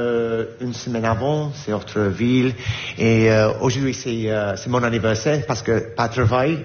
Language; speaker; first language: French; non-native, learner; English